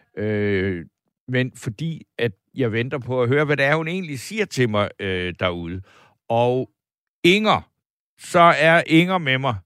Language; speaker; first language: Danish; native; Danish